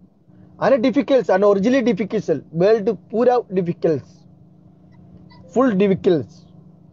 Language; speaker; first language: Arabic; non-native, learner; Malayalam